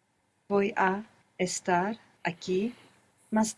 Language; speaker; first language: Spanish; non-native, learner; English